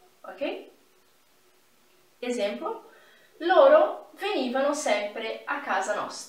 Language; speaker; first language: Italian; non-native, fluent; Portuguese